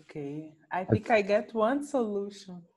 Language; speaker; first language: English; non-native, learner; Portuguese